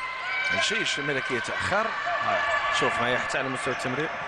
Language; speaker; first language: Arabic; native; Arabic